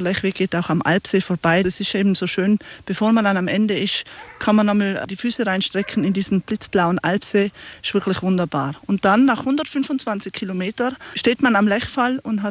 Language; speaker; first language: German; native; German